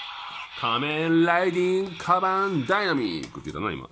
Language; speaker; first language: Japanese; native; Japanese